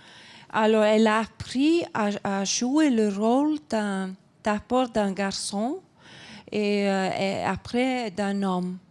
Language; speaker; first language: French; non-native, fluent; Icelandic